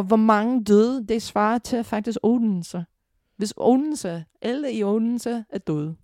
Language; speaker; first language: Danish; non-native, fluent; English